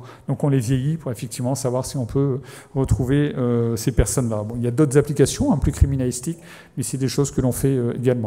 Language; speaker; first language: French; native; French